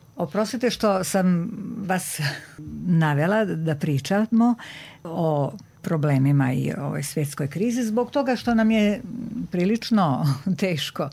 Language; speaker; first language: Croatian; native; Croatian